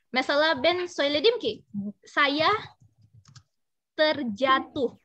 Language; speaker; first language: Turkish; non-native, learner; Indonesian